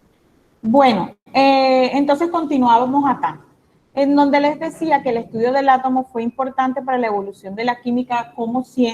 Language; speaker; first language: Spanish; native; Spanish